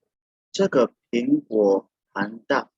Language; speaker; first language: Chinese; non-native, learner; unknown